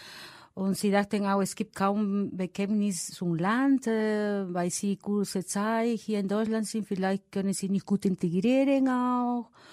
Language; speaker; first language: German; non-native, fluent; Spanish